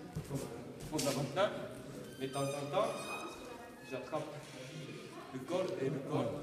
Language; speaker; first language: French; non-native, learner; Japanese